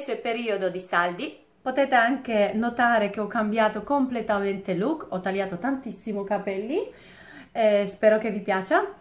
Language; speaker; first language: Italian; non-native, fluent; Polish